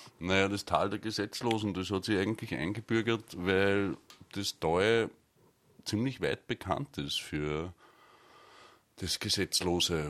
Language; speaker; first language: German; native; German